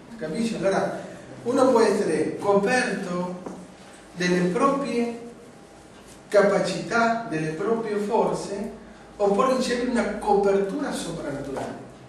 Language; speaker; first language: Italian; non-native, fluent; Spanish